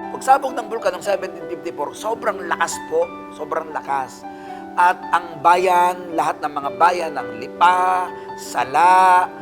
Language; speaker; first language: Filipino; native; Filipino